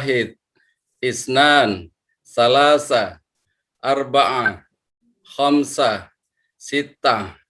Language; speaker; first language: Arabic; non-native, learner; Indonesian